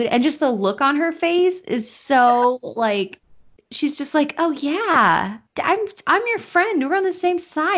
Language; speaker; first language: English; native; English